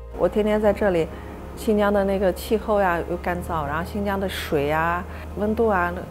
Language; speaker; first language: Chinese; native; Chinese